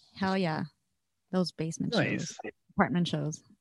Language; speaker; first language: English; native; English